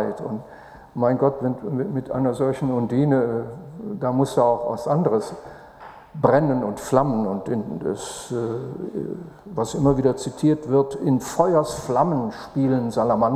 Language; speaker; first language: German; native; German